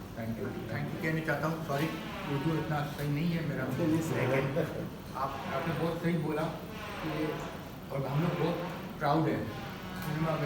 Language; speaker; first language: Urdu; non-native, local second language; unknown